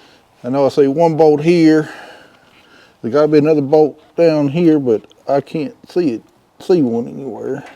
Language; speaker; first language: English; native; English